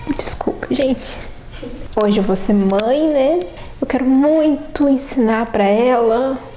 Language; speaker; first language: Portuguese; native; Portuguese